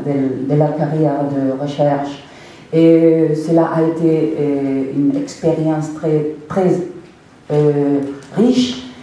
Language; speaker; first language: French; non-native, fluent; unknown